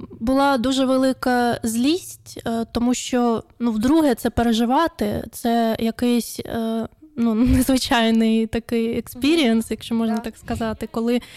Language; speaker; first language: Ukrainian; non-native, local second language; Russian